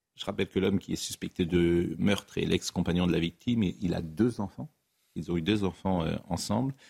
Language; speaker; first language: French; native; French